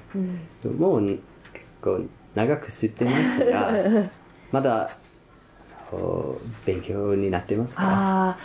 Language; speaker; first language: Japanese; non-native, fluent; English